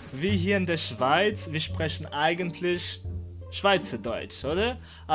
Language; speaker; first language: German; non-native, fluent; Portuguese